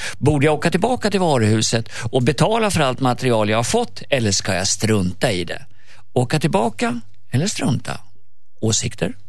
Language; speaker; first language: Swedish; native; Swedish